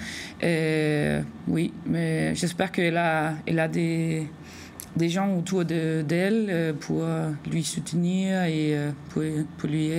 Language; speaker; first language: French; non-native, fluent; Danish